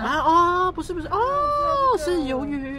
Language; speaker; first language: Chinese; native; Chinese